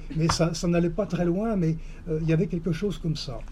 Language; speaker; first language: French; native; French